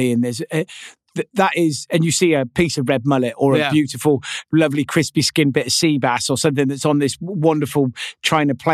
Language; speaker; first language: English; native; English